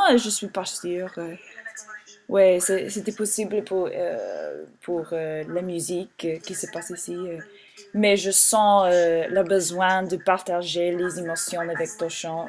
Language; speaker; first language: French; non-native, learner; English